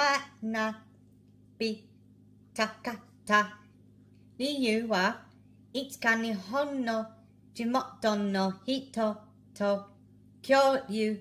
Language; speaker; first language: Japanese; non-native, learner; English